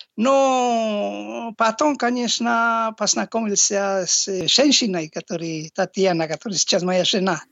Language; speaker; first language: Russian; non-native, learner; Basque